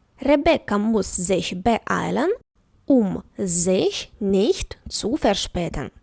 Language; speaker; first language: German; non-native, fluent; Ukrainian